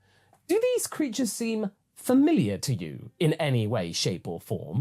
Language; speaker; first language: English; native; English